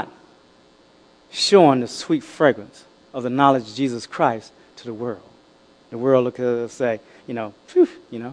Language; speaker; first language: English; native; English